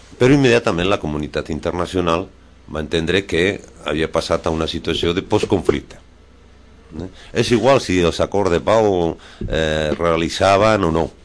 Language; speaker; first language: Catalan; non-native, local second language; Spanish